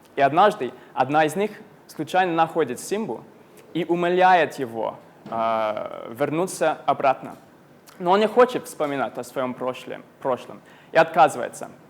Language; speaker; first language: Russian; non-native, fluent; English